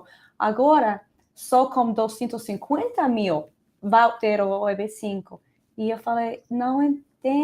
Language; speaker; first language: Portuguese; non-native, fluent; Spanish